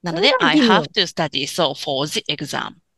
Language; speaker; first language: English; non-native, fluent; Japanese